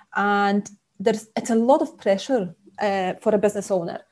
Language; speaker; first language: English; non-native, fluent; Polish